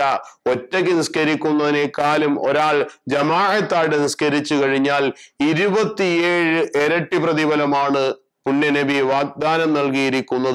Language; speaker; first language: Malayalam; native; Malayalam